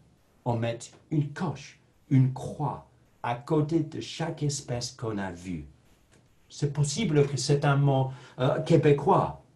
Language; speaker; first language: French; non-native, fluent; English